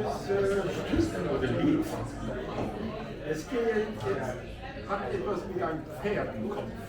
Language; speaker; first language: German; non-native, learner; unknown